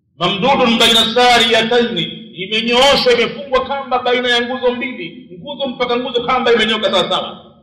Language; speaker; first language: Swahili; native; Swahili